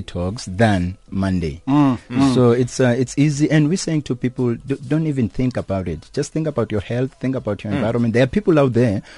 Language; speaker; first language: English; non-native, local second language; Xhosa